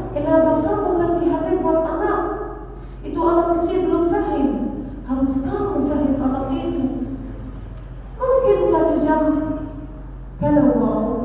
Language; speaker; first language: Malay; non-native, learner; Arabic